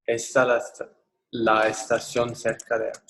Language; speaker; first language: Spanish; non-native, learner; English